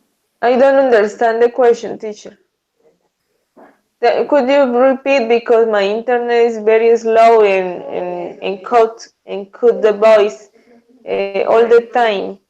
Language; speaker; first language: English; non-native, learner; Spanish